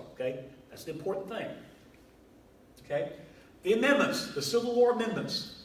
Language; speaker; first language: English; native; English